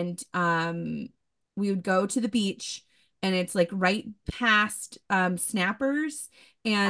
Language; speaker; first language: English; native; English